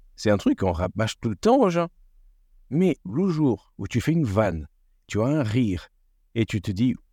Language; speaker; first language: French; non-native, fluent; Portuguese